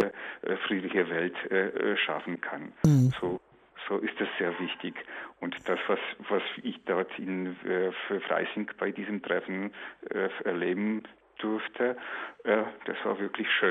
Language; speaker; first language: German; non-native, fluent; Polish